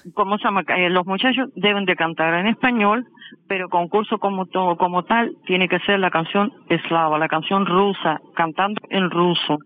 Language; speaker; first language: Spanish; non-native, fluent; Russian